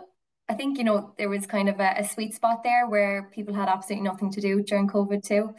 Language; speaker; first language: English; native; English